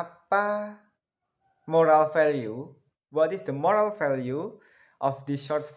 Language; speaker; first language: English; non-native, learner; Indonesian